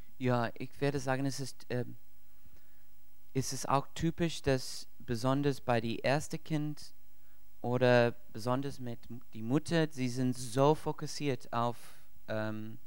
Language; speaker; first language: German; non-native, learner; English